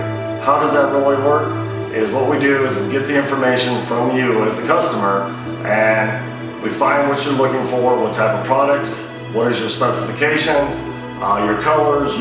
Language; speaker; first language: English; native; English